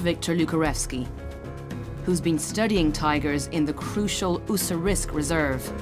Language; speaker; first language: English; native; English